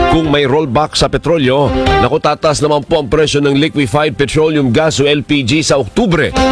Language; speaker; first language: Filipino; non-native, local second language; Hiligaynon